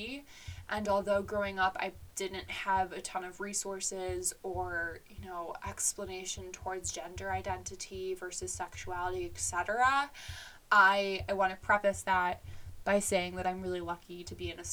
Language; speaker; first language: English; native; English